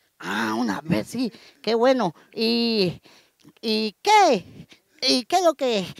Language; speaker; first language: Spanish; native; Spanish